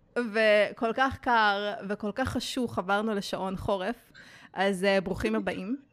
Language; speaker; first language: Hebrew; native; Hebrew